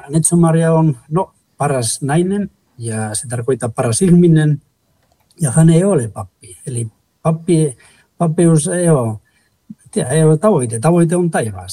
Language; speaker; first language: Finnish; non-native, fluent; Spanish